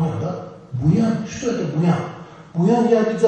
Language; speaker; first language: Russian; non-native, learner; Tibetan